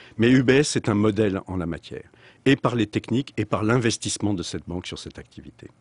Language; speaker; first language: French; native; French